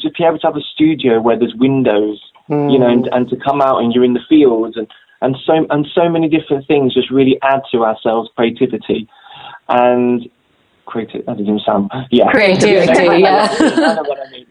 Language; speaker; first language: English; native; English